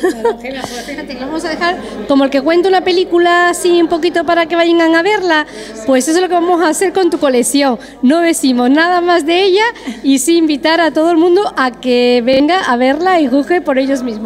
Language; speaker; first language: Spanish; native; Spanish